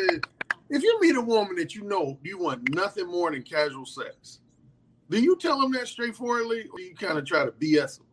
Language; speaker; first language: English; native; English